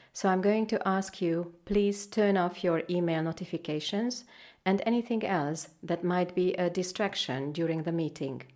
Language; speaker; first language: English; non-native, fluent; Hungarian